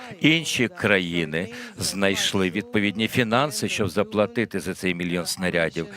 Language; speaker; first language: Ukrainian; non-native, fluent; Latvian